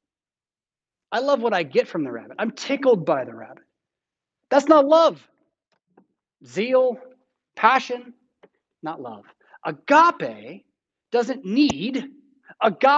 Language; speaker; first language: English; native; English